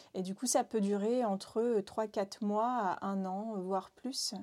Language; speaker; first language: French; native; French